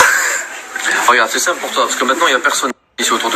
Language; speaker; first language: French; native; French